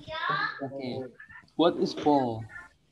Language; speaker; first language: English; non-native, learner; Indonesian